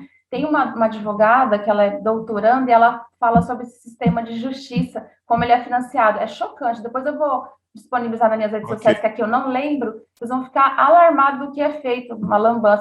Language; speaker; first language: Portuguese; native; Portuguese